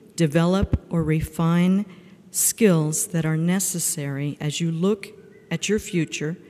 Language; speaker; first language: English; native; English